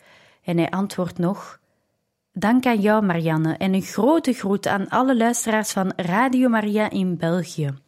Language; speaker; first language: Dutch; native; Dutch